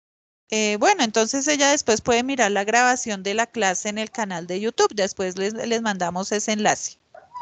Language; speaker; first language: Spanish; native; Spanish